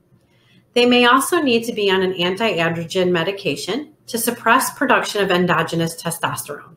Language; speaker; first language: English; native; English